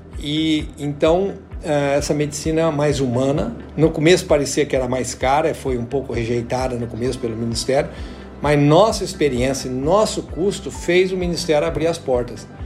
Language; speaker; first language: Portuguese; native; Portuguese